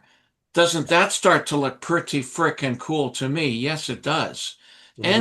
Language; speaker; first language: English; native; English